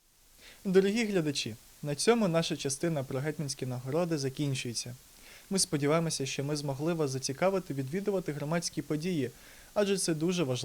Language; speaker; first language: Ukrainian; native; Ukrainian